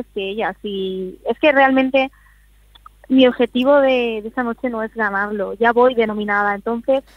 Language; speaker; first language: Spanish; native; Spanish